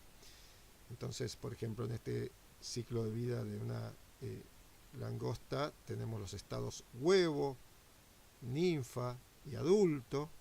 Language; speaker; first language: Spanish; native; Spanish